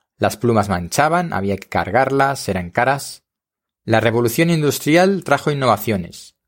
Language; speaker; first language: Spanish; native; Spanish